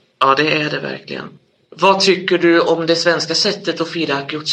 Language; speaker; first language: Swedish; native; Swedish